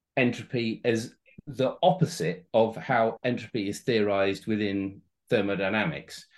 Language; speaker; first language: English; native; English